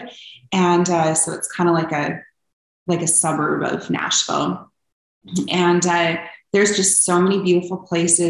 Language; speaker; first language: English; native; English